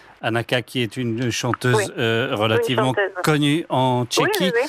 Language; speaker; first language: French; native; French